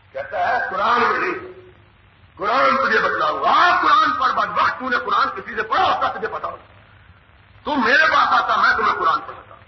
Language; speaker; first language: Urdu; non-native, local second language; Punjabi